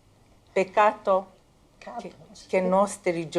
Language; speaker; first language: Italian; non-native, fluent; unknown